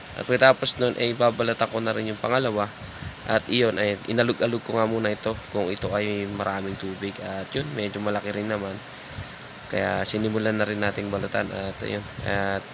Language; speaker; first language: Filipino; native; Filipino